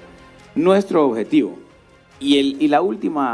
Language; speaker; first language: Spanish; native; Spanish